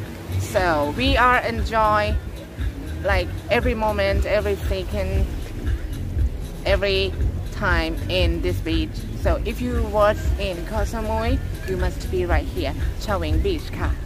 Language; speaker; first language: English; non-native, learner; Thai